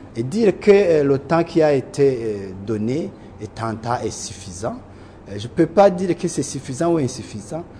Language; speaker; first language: French; non-native, local second language; Rundi